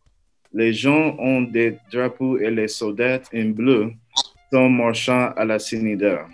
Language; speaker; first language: French; non-native, learner; English